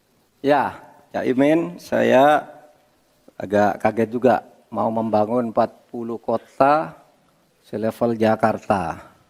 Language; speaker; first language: Indonesian; native; Indonesian